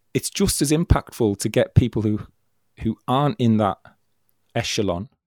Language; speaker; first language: English; native; English